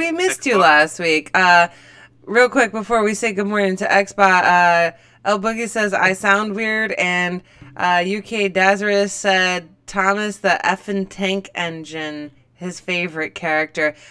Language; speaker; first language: English; native; English